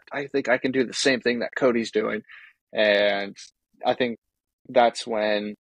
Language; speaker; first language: English; native; English